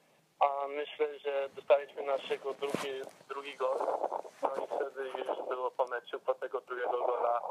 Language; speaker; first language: Polish; early bilingual, heritage; English